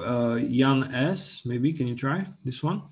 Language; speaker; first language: English; non-native, local second language; Czech